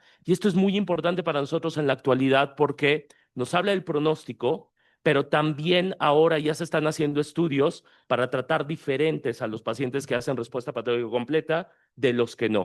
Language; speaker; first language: Spanish; native; Spanish